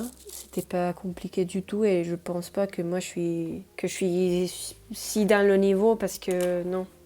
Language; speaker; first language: French; non-native, fluent; Spanish